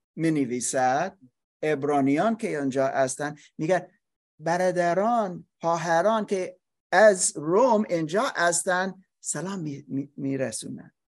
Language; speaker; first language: Persian; non-native, learner; English